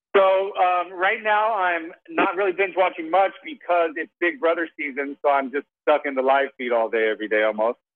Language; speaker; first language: English; native; English